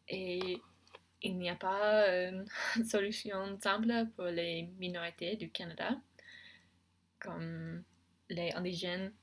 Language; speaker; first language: French; non-native, learner; English